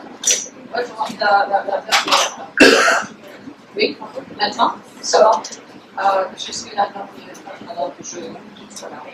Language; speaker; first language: French; non-native, fluent; Polish